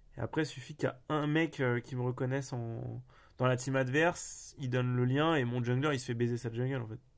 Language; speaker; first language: French; native; French